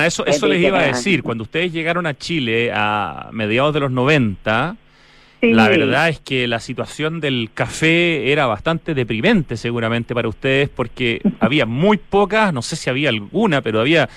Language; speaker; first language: Spanish; native; Spanish